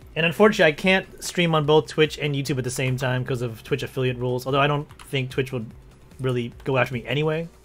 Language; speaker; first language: English; native; English